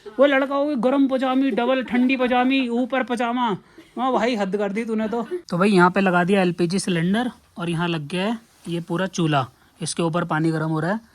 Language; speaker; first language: Hindi; native; Hindi